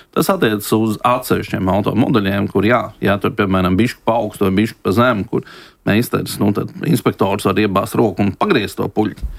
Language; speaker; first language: Latvian; native; Latvian